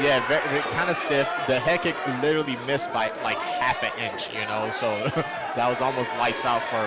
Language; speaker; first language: English; native; English